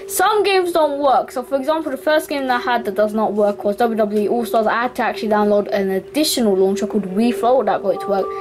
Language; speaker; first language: English; native; English